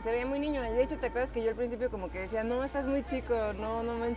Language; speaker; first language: Spanish; native; Spanish